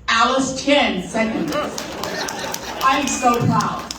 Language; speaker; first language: English; non-native, learner; Chinese